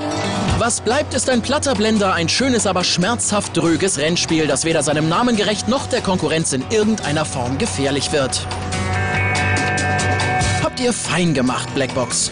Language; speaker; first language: German; native; German